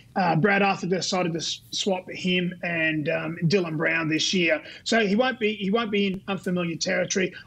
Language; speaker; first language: English; native; English